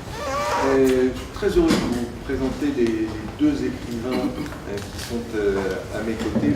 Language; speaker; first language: French; native; French